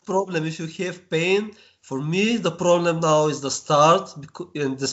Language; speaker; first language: English; non-native, learner; Bulgarian